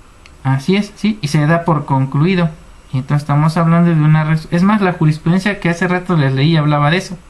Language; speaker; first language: Spanish; native; Spanish